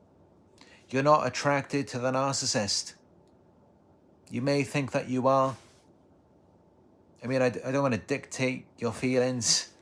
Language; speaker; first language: English; native; English